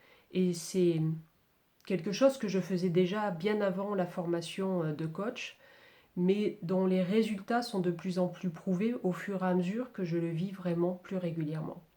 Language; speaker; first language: French; native; French